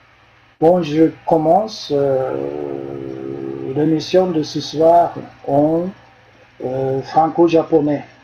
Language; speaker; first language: French; non-native, fluent; Japanese